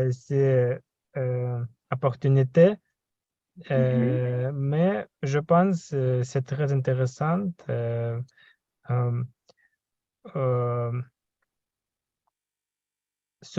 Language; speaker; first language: French; non-native, learner; Russian